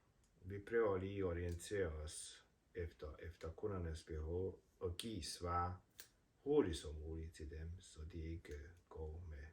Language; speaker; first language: Danish; non-native, fluent; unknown